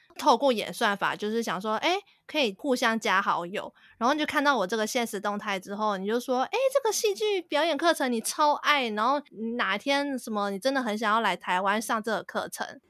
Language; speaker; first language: Chinese; native; Chinese